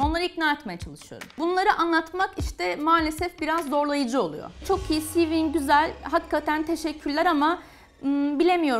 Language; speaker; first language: Turkish; native; Turkish